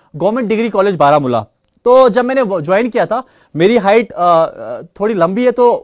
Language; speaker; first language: Hindi; non-native, local second language; Kashmiri